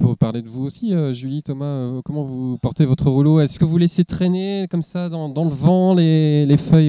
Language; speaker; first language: French; native; French